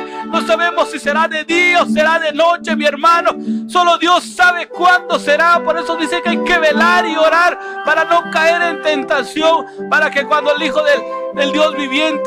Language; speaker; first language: Spanish; native; Spanish